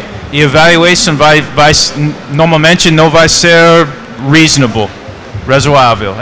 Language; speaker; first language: Portuguese; non-native, fluent; English